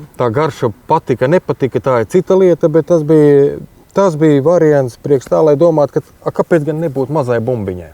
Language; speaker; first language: Latvian; native; Latvian